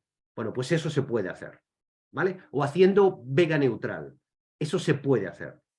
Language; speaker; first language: Spanish; native; Spanish